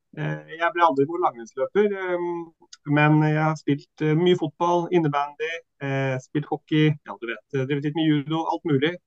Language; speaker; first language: Norwegian; early bilingual, other home language; Swedish